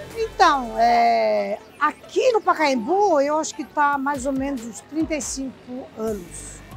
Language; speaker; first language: Portuguese; early bilingual, other home language; Japanese